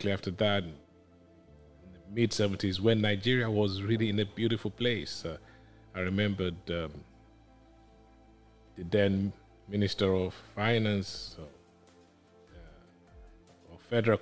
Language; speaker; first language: English; non-native, local second language; Yoruba